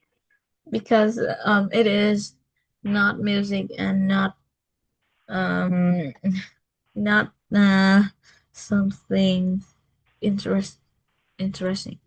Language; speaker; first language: English; non-native, learner; Vietnamese